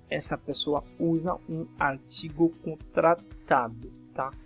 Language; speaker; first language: Portuguese; non-native, fluent; French